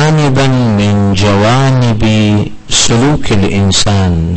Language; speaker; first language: Arabic; native; Arabic